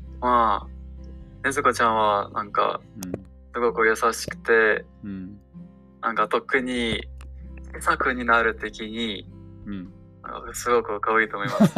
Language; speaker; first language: Japanese; non-native, learner; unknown